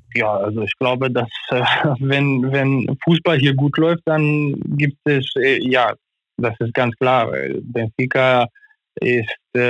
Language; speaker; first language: German; non-native, fluent; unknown